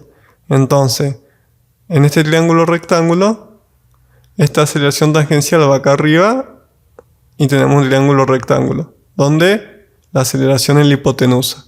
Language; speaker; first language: Spanish; native; Spanish